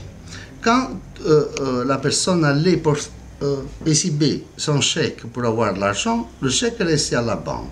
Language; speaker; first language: French; non-native, fluent; Italian